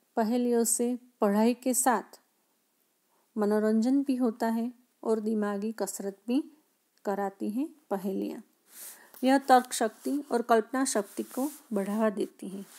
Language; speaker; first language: Hindi; non-native, local second language; Gujarati